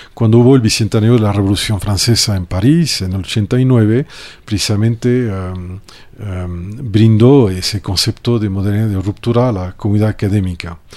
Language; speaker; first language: Spanish; non-native, fluent; French